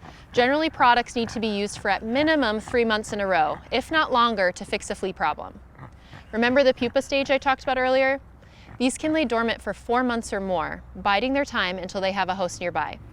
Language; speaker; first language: English; native; English